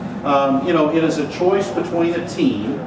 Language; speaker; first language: English; native; English